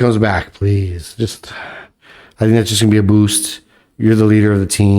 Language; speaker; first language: English; native; English